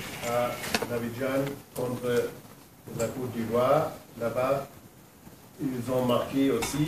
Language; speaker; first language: French; non-native, fluent; German